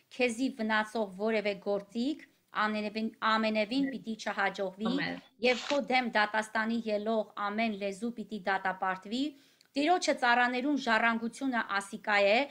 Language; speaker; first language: Armenian; native; Armenian